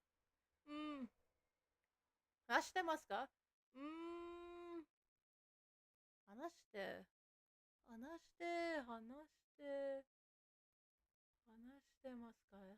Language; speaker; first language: Japanese; non-native, learner; English